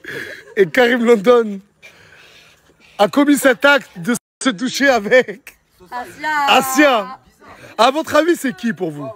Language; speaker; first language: French; native; French